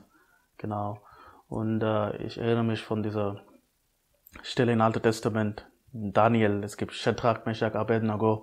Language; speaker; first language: German; non-native, fluent; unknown